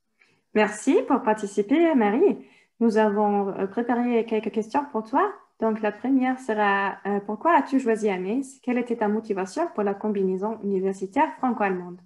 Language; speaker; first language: French; non-native, fluent; German